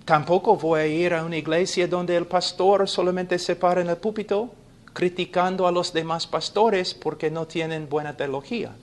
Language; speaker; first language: Spanish; non-native, fluent; English